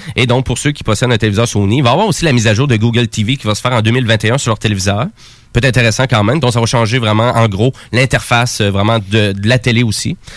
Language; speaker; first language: French; native; French